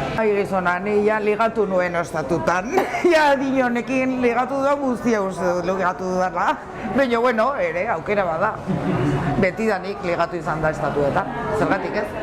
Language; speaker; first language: Basque; non-native, local second language; Spanish